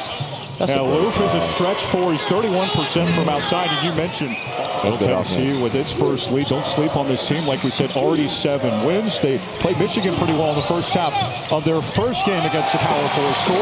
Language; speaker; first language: English; native; English